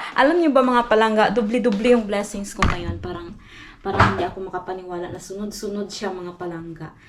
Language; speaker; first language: Filipino; non-native, local second language; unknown